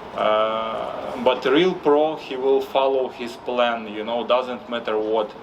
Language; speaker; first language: English; non-native, fluent; Russian